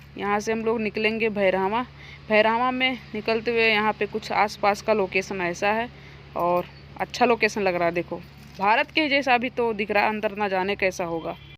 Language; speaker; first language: Hindi; native; Hindi